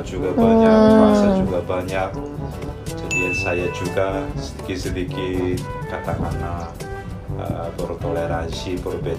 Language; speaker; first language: Indonesian; non-native, fluent; Korean